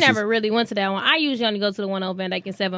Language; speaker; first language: English; native; English